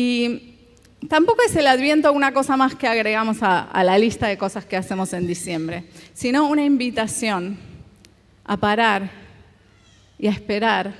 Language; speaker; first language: Spanish; native; Spanish